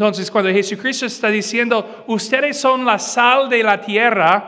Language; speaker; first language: Spanish; non-native, fluent; English